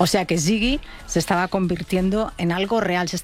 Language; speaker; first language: Spanish; native; Spanish